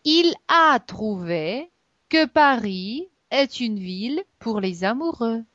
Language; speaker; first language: French; non-native, fluent; Russian